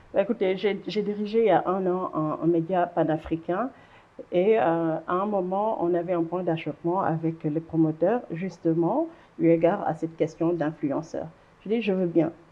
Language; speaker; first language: French; non-native, local second language; Wolof